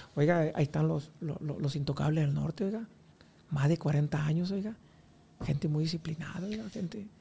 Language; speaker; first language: Spanish; native; Spanish